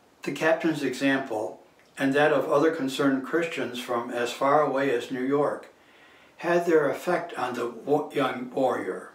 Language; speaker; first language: English; native; English